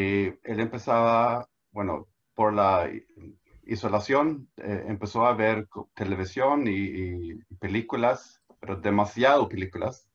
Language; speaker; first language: Spanish; non-native, fluent; Swedish